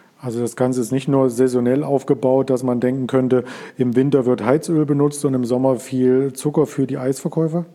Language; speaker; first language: German; native; German